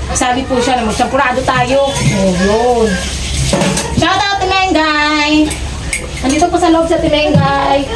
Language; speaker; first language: Filipino; non-native, local second language; Cebuano